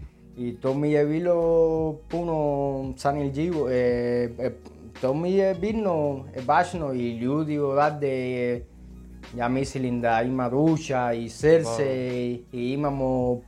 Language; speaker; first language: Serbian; non-native, learner; Spanish